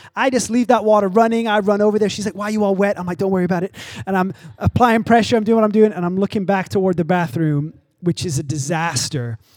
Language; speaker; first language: English; native; English